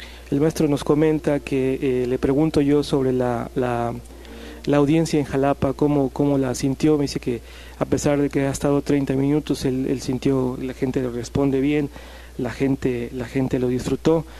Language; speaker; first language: Spanish; native; Spanish